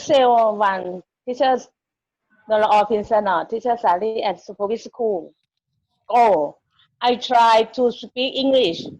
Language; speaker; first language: English; non-native, learner; Thai